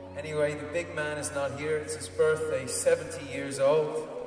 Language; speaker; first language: English; native; English